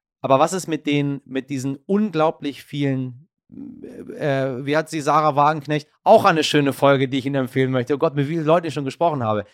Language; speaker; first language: German; early bilingual, other home language; Persian